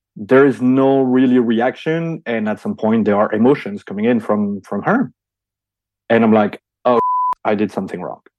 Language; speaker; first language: English; non-native, fluent; French